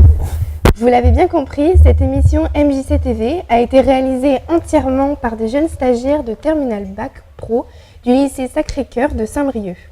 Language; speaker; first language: French; native; French